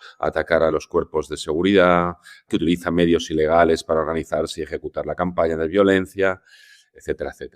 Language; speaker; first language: Spanish; native; Spanish